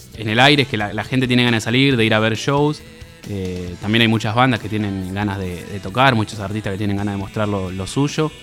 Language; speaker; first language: Spanish; native; Spanish